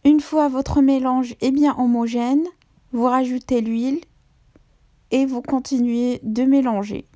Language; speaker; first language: French; non-native, local second language; Arabic